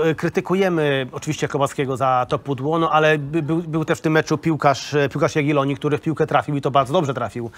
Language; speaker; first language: Polish; native; Polish